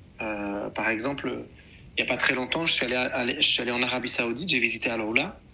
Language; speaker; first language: French; native; French